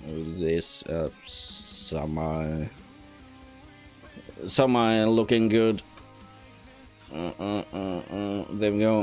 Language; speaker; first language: English; non-native, fluent; Norwegian